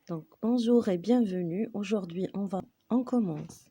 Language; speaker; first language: French; non-native, local second language; Arabic